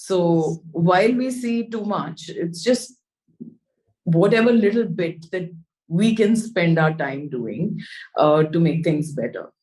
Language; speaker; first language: English; non-native, local second language; Hindi